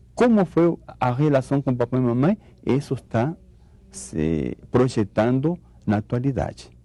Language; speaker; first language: Portuguese; non-native, fluent; Spanish